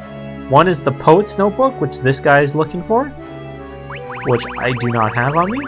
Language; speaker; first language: English; native; English